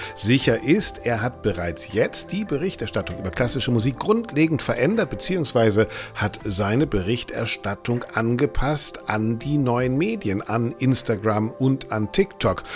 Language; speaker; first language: German; native; German